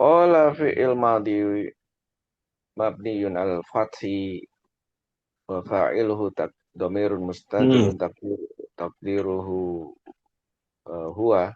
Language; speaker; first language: Arabic; non-native, learner; Indonesian